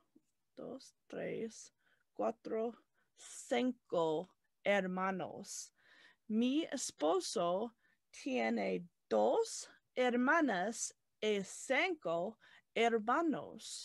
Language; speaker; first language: Spanish; non-native, learner; English